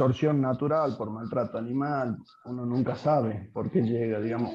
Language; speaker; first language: Spanish; native; Spanish